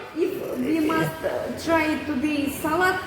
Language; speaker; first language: English; non-native, learner; Russian